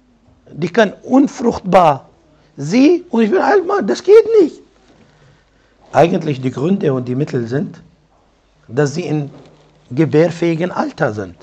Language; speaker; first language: German; non-native, fluent; Arabic